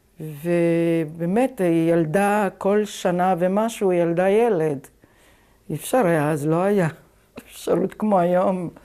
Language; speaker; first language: Hebrew; native; Hebrew